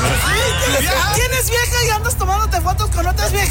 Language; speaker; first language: Spanish; early bilingual, heritage; Spanish